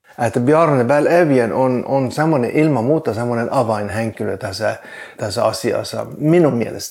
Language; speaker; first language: Finnish; non-native, fluent; Norwegian